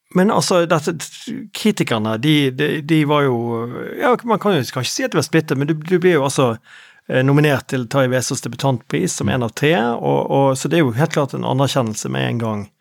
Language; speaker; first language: Norwegian; native; Norwegian